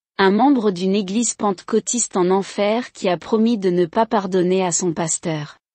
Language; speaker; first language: French; non-native, local second language; Rundi